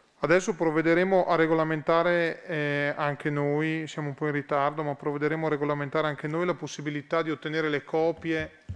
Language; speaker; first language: Italian; native; Italian